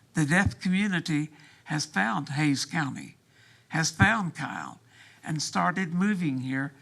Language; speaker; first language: English; early bilingual, other home language; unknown